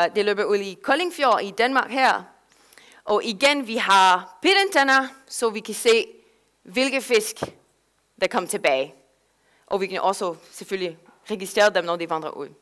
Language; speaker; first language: Danish; non-native, fluent; English